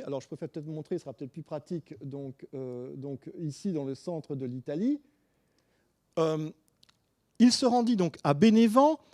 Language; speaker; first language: French; native; French